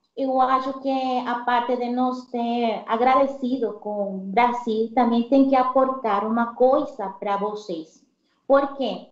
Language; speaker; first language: Portuguese; non-native, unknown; Spanish